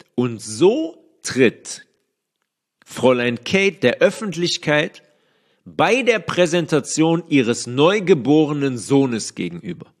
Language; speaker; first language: German; native; German